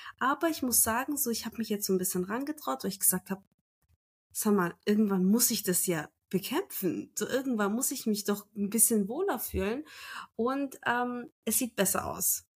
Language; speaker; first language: German; early bilingual, other home language; Turkish